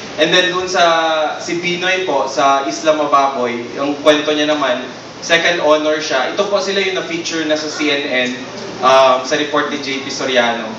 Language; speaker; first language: Filipino; non-native, local second language; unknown